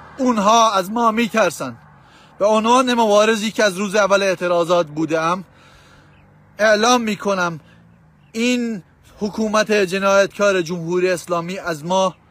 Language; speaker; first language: Persian; non-native, local second language; Central Kurdish